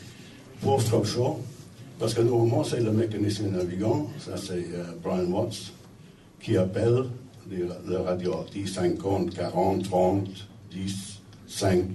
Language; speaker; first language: French; non-native, fluent; English